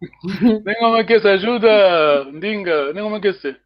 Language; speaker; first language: Portuguese; non-native, local second language; Kongo